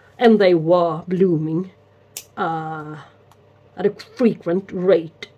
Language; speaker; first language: English; non-native, fluent; Swedish